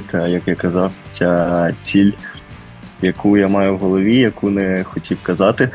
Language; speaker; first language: Ukrainian; early bilingual, heritage; Ukrainian